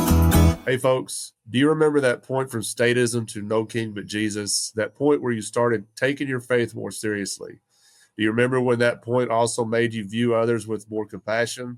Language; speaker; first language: English; native; English